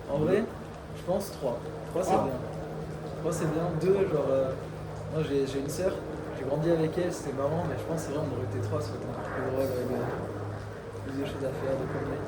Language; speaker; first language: French; native; French